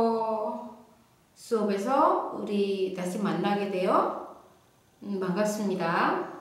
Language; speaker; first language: Korean; non-native, fluent; Indonesian